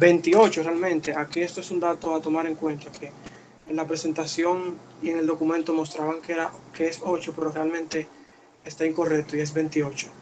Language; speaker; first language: Spanish; native; Spanish